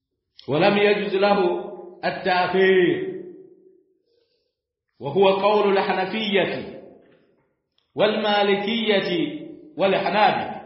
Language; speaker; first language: Arabic; non-native, fluent; Swahili